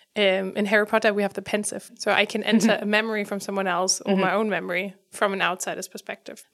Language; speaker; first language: English; non-native, fluent; German